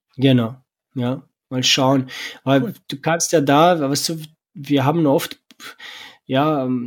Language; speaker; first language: German; non-native, fluent; Romanian